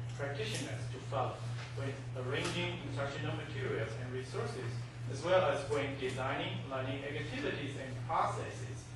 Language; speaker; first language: English; non-native, fluent; Chinese